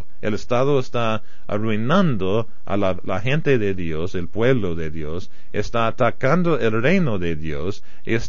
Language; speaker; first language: Spanish; non-native, fluent; English